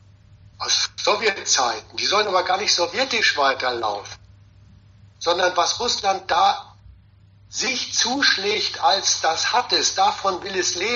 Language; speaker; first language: German; native; German